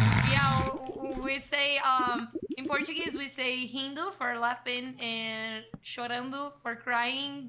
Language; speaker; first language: English; non-native, fluent; Portuguese